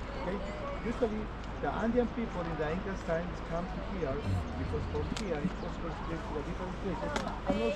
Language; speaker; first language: English; non-native, learner; Spanish